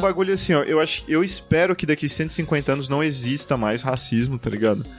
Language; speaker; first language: Portuguese; native; Portuguese